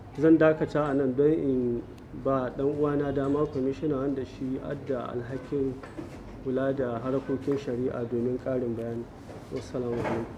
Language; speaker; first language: Hausa; native; Hausa